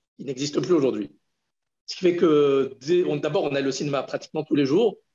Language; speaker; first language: French; native; French